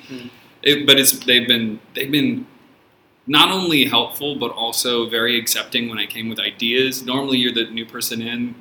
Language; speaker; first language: English; native; English